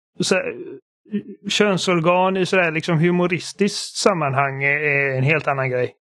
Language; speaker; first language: Swedish; native; Swedish